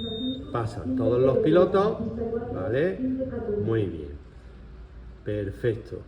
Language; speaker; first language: Spanish; native; Spanish